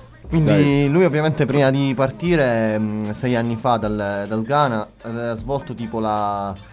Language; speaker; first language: Italian; native; Italian